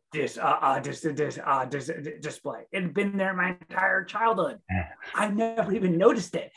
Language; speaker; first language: English; native; English